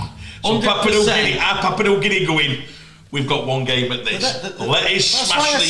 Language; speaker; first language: English; native; English